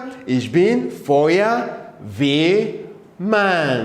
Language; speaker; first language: German; non-native, fluent; English